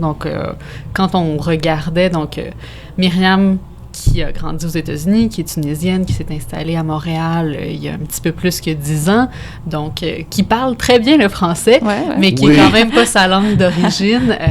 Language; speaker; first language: French; native; French